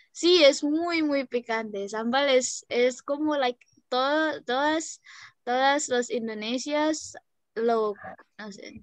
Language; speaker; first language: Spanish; non-native, learner; Indonesian